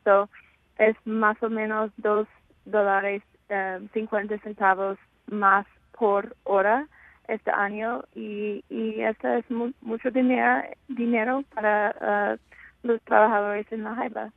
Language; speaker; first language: Spanish; non-native, fluent; English